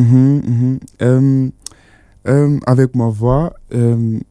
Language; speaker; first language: French; non-native, fluent; Yoruba